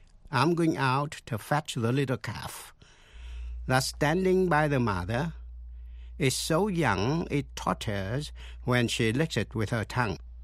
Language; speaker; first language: English; non-native, fluent; Vietnamese